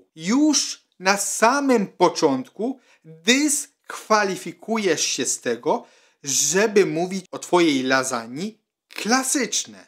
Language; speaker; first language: Polish; non-native, fluent; Italian